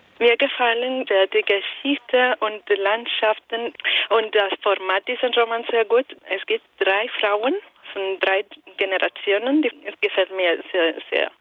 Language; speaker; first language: German; non-native, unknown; Italian